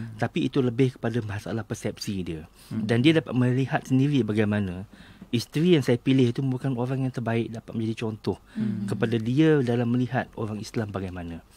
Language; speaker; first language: Malay; non-native, local second language; Iban